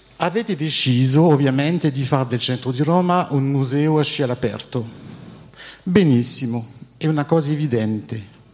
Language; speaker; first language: Italian; non-native, fluent; French